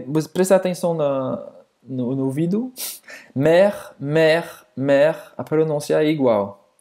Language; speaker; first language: Portuguese; non-native, fluent; French